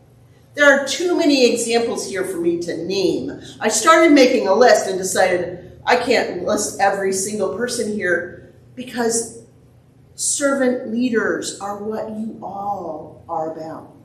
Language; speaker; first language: English; native; English